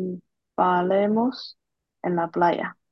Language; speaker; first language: Spanish; non-native, learner; Chinese